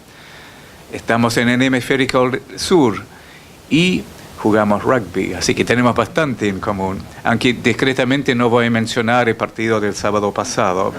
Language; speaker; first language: Spanish; non-native, fluent; English